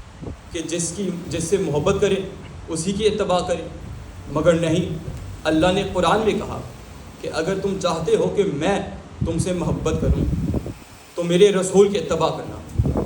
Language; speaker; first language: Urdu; early bilingual, heritage; Urdu